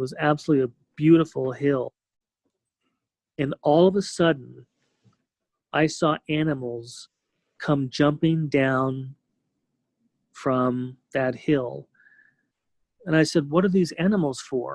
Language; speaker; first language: English; native; English